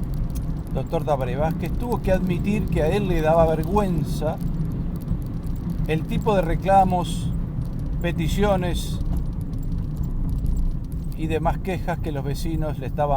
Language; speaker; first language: Spanish; native; Spanish